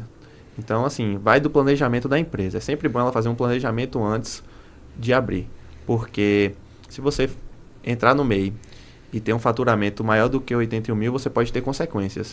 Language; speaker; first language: Portuguese; native; Portuguese